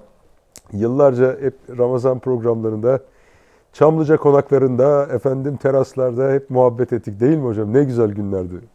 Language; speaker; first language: Turkish; native; Turkish